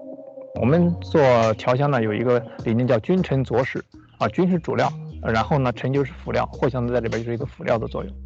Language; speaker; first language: Chinese; native; Chinese